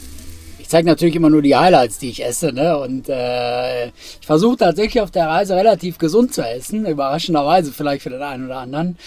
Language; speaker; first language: German; native; German